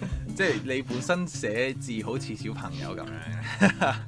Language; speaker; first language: Cantonese; non-native, fluent; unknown